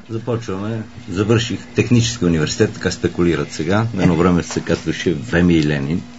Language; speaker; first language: Bulgarian; native; Bulgarian